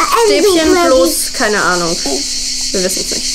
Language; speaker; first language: German; native; German